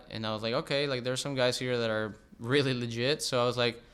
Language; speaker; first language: English; non-native, fluent; Spanish